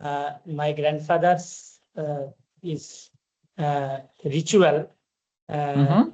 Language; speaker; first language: English; non-native, learner; Bangla